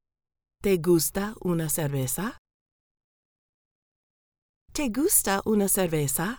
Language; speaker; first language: Spanish; non-native, learner; English